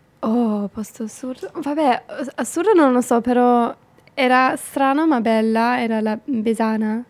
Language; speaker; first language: Italian; non-native, fluent; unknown